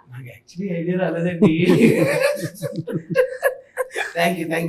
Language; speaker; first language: Telugu; native; Telugu